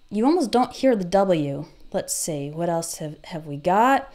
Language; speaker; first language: English; native; English